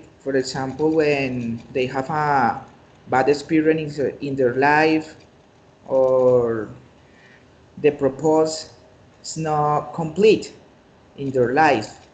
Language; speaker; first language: English; non-native, learner; Spanish